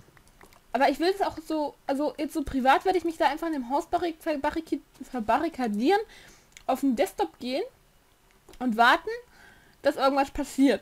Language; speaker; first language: German; native; German